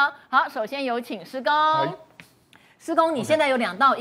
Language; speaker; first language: Chinese; native; Chinese